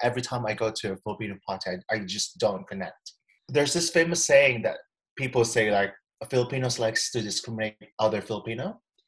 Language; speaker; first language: English; non-native, local second language; Cebuano